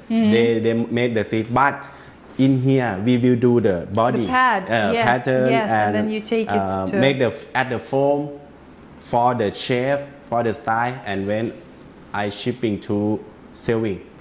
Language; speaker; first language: English; non-native, learner; Thai